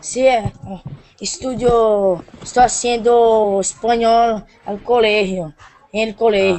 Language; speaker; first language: Spanish; non-native, learner; Portuguese